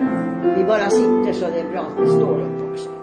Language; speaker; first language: Swedish; non-native, fluent; Finnish